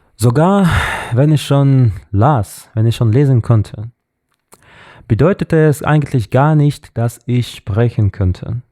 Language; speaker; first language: German; non-native, learner; Russian